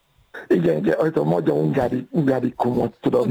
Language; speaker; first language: Hungarian; non-native, fluent; Yoruba